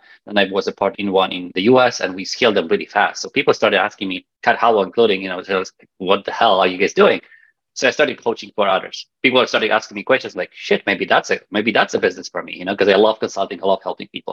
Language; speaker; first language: English; non-native, fluent; Polish